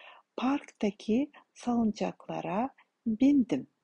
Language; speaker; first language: Turkish; non-native, fluent; Kazakh